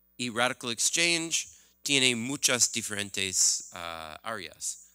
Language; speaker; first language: Spanish; non-native, learner; English